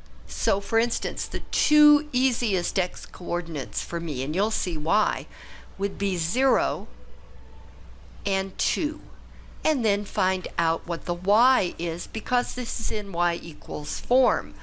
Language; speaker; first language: English; native; English